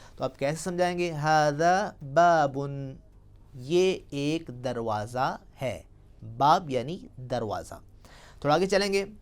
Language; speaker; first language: Urdu; non-native, local second language; Punjabi